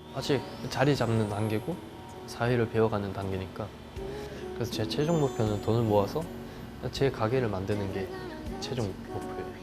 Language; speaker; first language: Korean; native; Korean